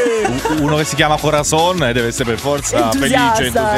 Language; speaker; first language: Italian; native; Italian